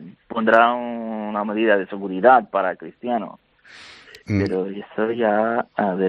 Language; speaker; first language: Spanish; non-native, learner; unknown